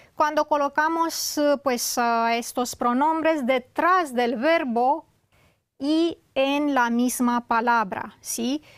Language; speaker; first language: Spanish; non-native, fluent; Romanian